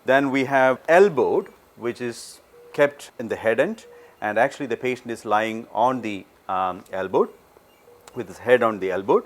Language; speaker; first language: English; non-native, local second language; Malayalam